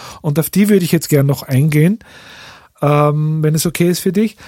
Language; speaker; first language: German; native; German